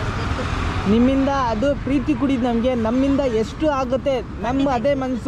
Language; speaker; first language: Kannada; non-native, local second language; Tamil